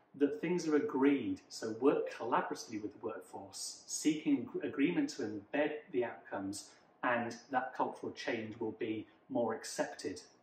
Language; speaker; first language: English; native; English